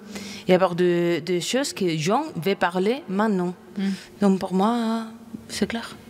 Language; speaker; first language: French; non-native, fluent; Spanish